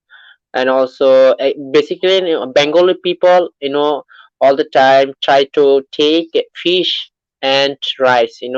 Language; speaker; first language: English; non-native, learner; Bangla